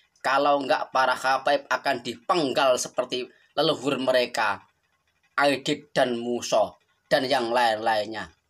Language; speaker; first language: Indonesian; non-native, local second language; Javanese